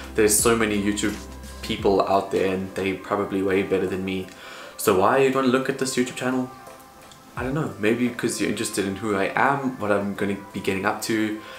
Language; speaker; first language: English; native; English